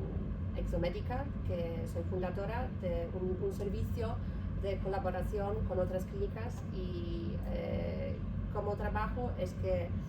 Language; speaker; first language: Spanish; non-native, learner; Polish